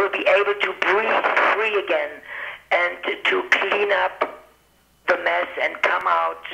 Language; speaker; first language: English; non-native, fluent; German